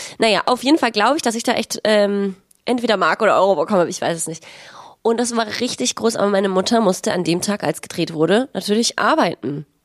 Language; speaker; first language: German; native; German